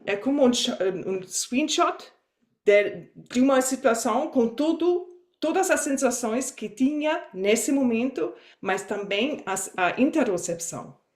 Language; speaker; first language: Portuguese; non-native, fluent; German